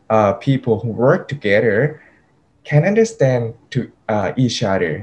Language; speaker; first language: English; non-native, fluent; Thai